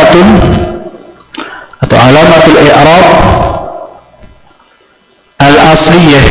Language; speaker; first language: Arabic; non-native, fluent; Indonesian